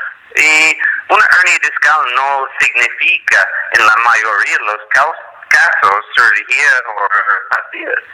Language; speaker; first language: Spanish; non-native, fluent; English